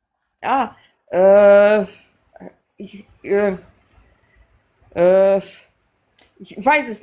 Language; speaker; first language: German; non-native, learner; Serbian